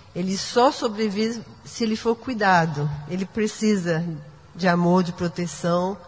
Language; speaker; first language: Portuguese; non-native, fluent; French